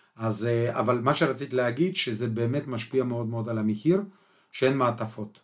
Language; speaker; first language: Hebrew; non-native, fluent; Russian